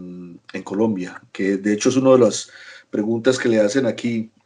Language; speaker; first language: Spanish; native; Spanish